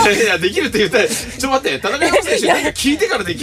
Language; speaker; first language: Japanese; native; Japanese